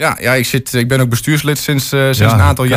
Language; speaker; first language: Dutch; native; Dutch